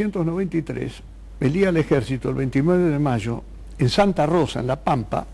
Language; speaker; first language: Spanish; native; Spanish